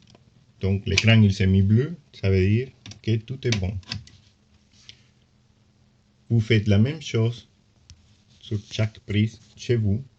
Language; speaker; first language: French; non-native, fluent; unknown